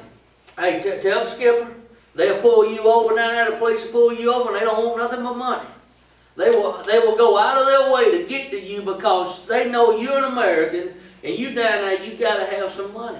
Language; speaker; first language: English; native; English